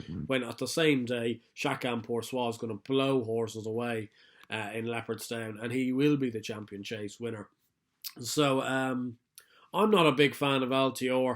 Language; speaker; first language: English; native; English